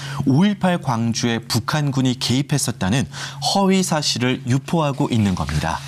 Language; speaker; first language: Korean; native; Korean